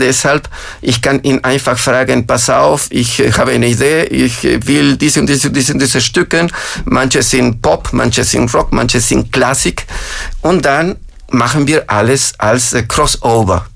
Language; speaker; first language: German; non-native, fluent; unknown